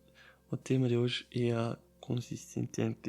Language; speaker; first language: Portuguese; non-native, learner; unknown